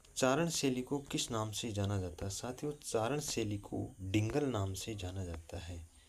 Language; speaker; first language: Hindi; native; Hindi